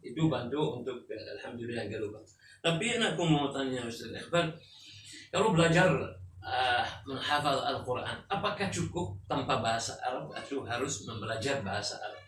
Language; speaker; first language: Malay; non-native, fluent; Arabic